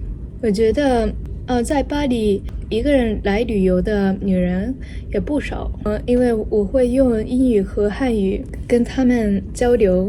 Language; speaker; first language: Chinese; non-native, learner; Japanese